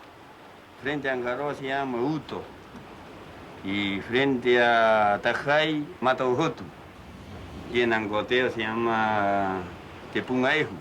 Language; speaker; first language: Spanish; non-native, local second language; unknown